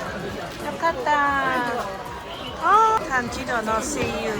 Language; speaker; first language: Japanese; non-native, learner; English